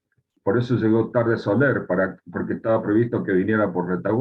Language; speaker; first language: Spanish; native; Spanish